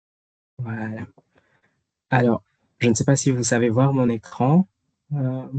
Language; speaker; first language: French; non-native, fluent; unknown